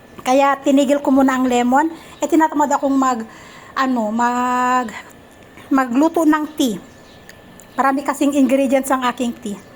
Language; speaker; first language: Filipino; native; Filipino